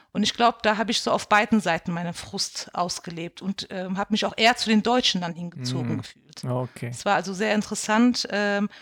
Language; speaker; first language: German; early bilingual, other home language; Kurdish